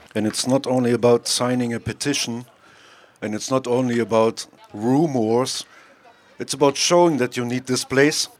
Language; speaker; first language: English; non-native, fluent; German